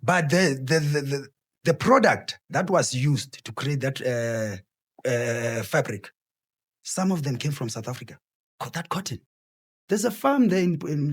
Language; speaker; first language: English; non-native, local second language; Southern Sotho